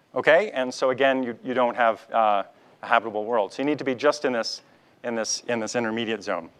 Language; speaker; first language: English; native; English